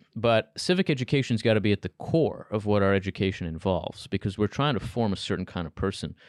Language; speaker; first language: English; native; English